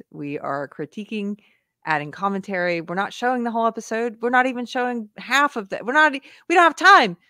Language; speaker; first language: English; native; English